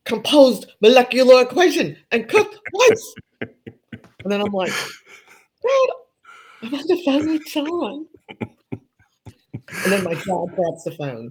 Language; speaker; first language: English; native; English